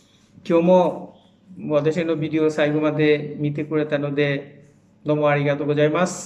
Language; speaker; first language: Japanese; non-native, fluent; Bangla